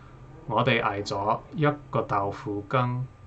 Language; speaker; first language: Cantonese; non-native, learner; English